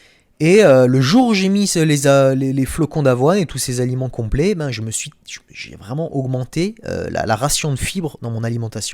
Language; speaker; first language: French; native; French